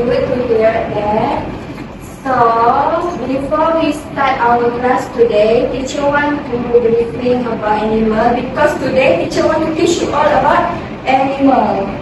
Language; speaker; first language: English; non-native, local second language; Malay